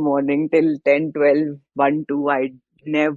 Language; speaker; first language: English; non-native, local second language; Hindi